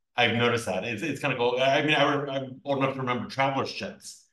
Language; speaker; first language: English; native; English